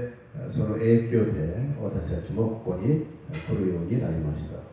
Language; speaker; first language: Japanese; non-native, fluent; Korean